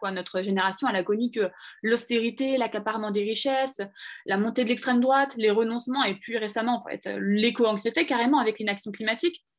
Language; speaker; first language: French; early bilingual, other home language; Arabic